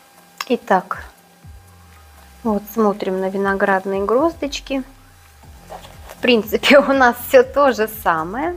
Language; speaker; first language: Russian; native; Russian